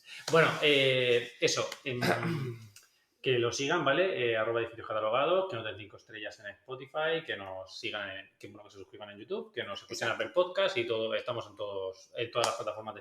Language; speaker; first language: Spanish; native; Spanish